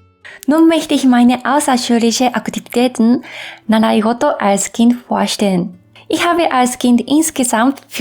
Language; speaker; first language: German; non-native, fluent; Japanese